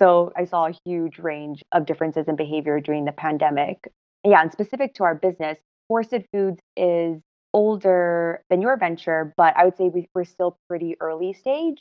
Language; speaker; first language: English; non-native, local second language; Cantonese